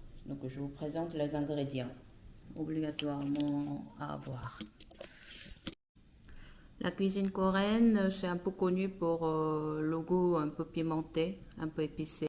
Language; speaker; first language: French; non-native, fluent; Korean